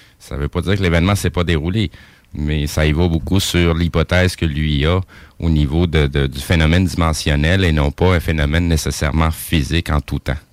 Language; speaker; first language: French; native; French